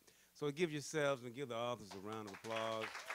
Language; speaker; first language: English; native; English